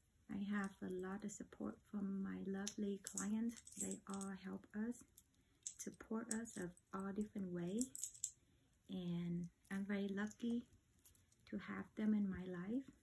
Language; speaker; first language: English; non-native, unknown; Vietnamese